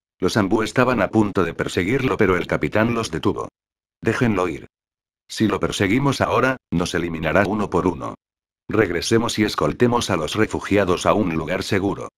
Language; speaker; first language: Spanish; native; Spanish